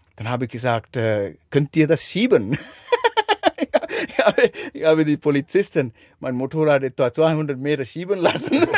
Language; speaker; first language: German; non-native, fluent; Sinhala